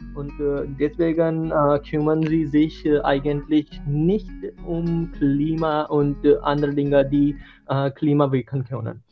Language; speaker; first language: German; non-native, learner; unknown